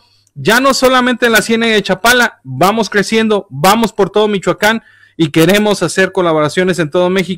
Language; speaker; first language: Spanish; native; Spanish